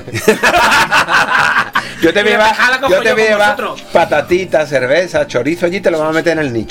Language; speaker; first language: Spanish; native; Spanish